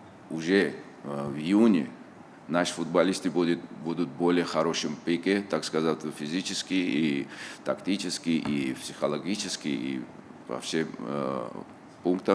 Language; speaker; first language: Russian; non-native, local second language; Tajik